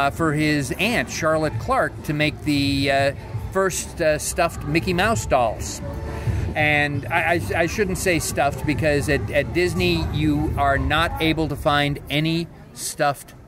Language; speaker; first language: English; native; English